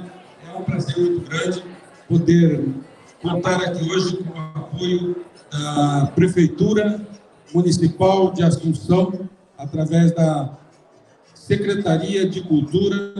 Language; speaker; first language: Portuguese; non-native, fluent; Spanish